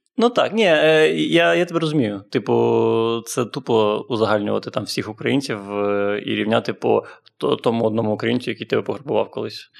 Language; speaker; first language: Ukrainian; non-native, local second language; Russian